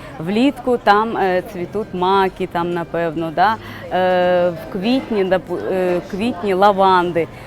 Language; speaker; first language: Ukrainian; non-native, fluent; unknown